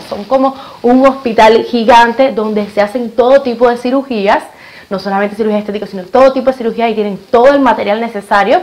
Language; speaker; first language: Spanish; native; Spanish